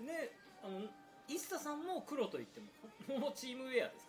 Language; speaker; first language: Japanese; native; Japanese